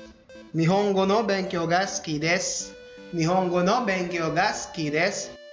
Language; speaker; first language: Japanese; non-native, fluent; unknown